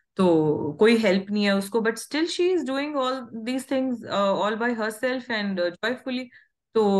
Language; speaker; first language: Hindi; non-native, local second language; Punjabi